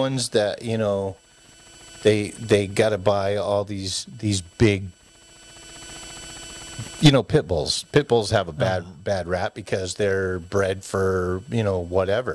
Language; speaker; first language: English; native; English